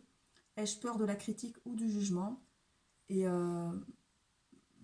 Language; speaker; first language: French; native; French